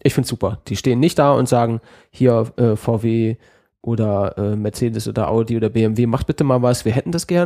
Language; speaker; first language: German; native; German